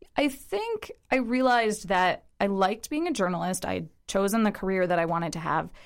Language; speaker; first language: English; early bilingual, other home language; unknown